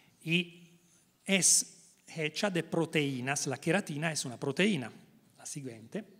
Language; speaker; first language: Spanish; non-native, learner; Italian